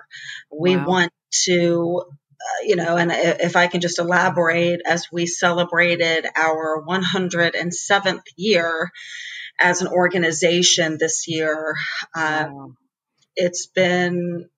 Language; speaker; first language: English; native; English